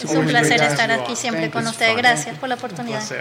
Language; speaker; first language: Spanish; native; Spanish